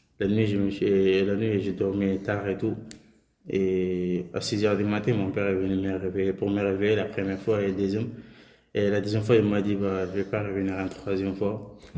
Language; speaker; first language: French; non-native, local second language; Soninke